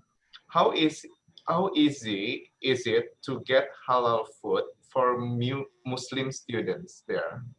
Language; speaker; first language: English; non-native, learner; Indonesian